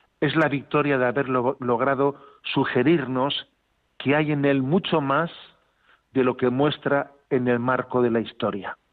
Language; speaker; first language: Spanish; native; Spanish